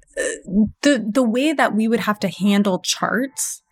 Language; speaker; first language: English; native; English